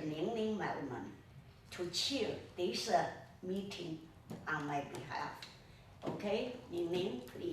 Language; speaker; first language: English; non-native, learner; Chinese